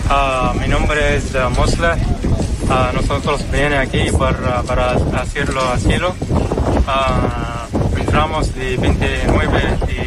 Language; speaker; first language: Spanish; non-native, learner; Arabic